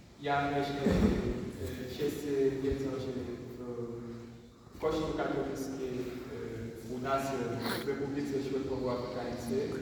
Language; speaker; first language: Polish; non-native, learner; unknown